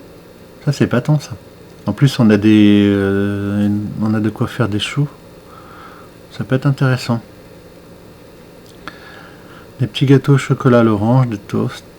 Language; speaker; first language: French; native; French